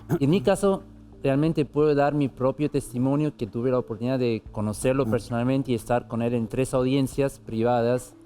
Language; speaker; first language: Spanish; non-native, fluent; German